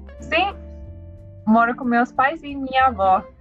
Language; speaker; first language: Portuguese; non-native, learner; English